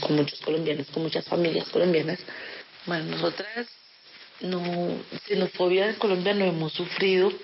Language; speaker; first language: Spanish; early bilingual, other home language; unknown